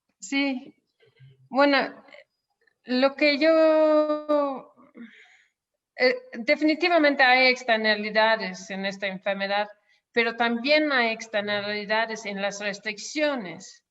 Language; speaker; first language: Spanish; non-native, fluent; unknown